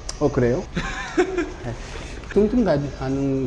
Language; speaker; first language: Korean; non-native, learner; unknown